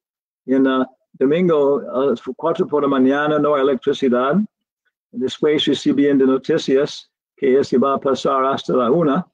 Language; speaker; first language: Spanish; non-native, learner; English